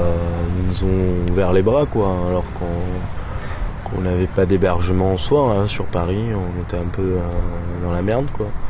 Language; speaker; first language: French; native; French